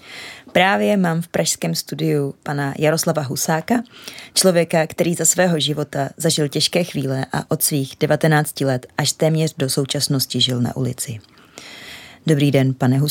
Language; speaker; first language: Czech; native; Czech